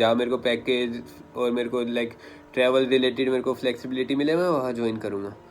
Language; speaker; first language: Hindi; native; Hindi